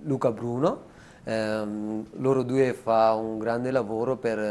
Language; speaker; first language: Italian; non-native, learner; Sinhala